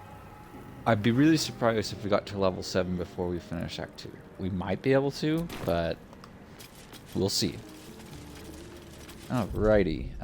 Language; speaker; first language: English; native; English